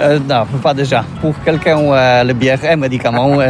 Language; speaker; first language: French; non-native, learner; Polish